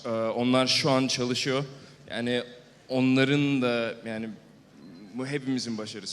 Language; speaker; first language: Turkish; early bilingual, heritage; Turkish